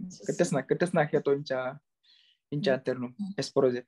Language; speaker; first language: Armenian; non-native, learner; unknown